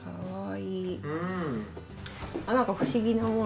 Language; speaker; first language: French; non-native, learner; Japanese